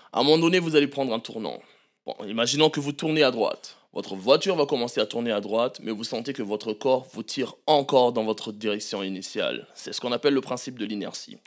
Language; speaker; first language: French; non-native, local second language; Malagasy